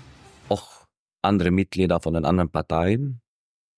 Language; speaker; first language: German; non-native, fluent; Arabic